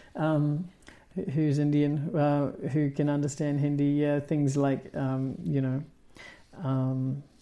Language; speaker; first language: English; native; English